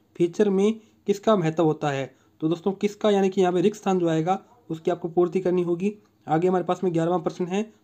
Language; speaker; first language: Hindi; native; Hindi